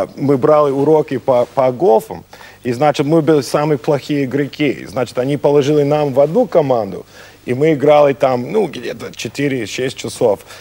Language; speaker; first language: Russian; non-native, learner; English